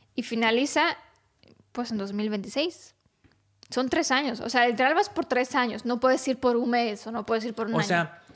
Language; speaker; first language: Spanish; non-native, fluent; Romanian